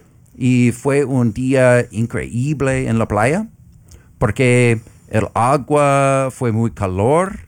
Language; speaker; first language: Spanish; non-native, learner; English